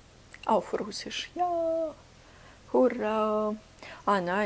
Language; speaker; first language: German; non-native, fluent; Russian